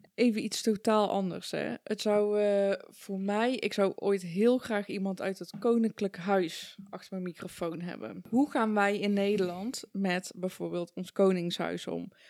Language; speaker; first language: Dutch; early bilingual, other home language; Persian